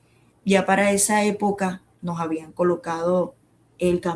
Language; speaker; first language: Spanish; native; Spanish